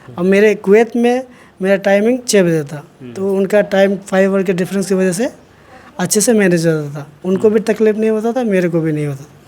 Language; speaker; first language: Hindi; native; Hindi